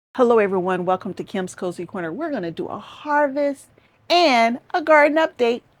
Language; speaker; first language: English; native; English